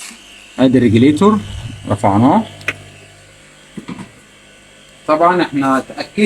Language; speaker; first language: Arabic; native; Arabic